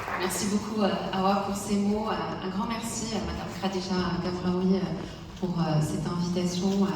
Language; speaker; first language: French; non-native, local second language; Arabic